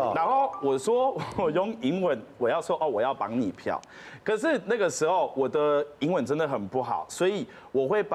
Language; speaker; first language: Chinese; non-native, fluent; French